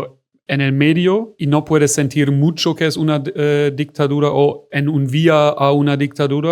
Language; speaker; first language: Spanish; non-native, fluent; German